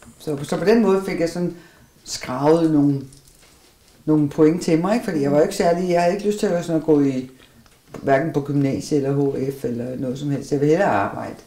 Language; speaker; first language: Danish; native; Danish